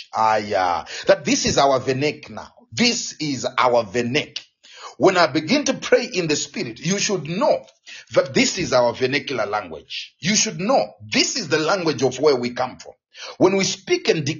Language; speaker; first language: English; non-native, local second language; Shona